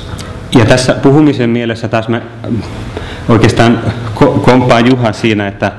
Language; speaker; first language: Finnish; native; Finnish